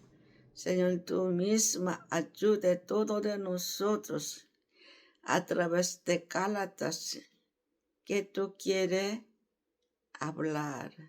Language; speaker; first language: Spanish; non-native, learner; Korean